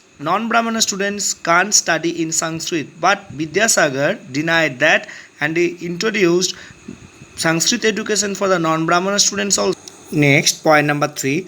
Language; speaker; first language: English; non-native, local second language; Bangla